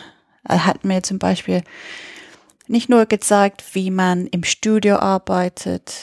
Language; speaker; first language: German; non-native, fluent; English